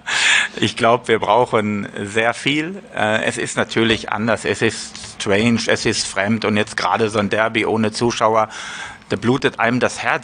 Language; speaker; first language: German; native; German